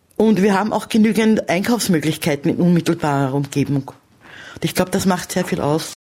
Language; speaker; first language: German; native; German